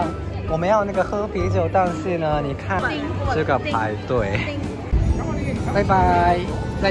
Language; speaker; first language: Chinese; non-native, fluent; Japanese